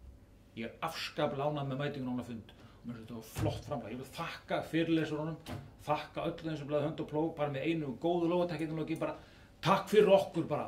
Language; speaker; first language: Icelandic; native; Icelandic